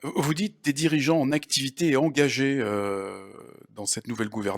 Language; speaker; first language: French; native; French